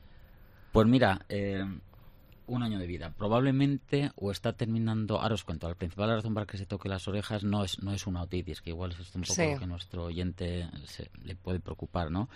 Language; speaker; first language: Spanish; native; Spanish